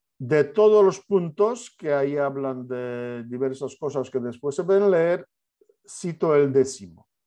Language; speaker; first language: Spanish; non-native, fluent; Polish